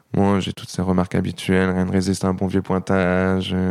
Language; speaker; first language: French; native; French